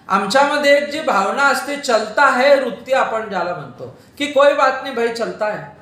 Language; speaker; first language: Hindi; non-native, local second language; Marathi